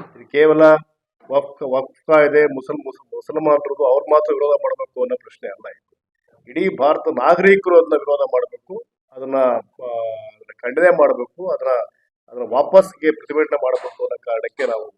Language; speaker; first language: Kannada; native; Kannada